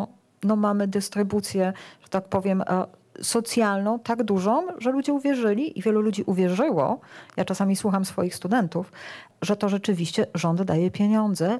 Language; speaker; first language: Polish; native; Polish